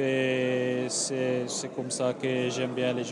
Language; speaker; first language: French; non-native, local second language; Dutch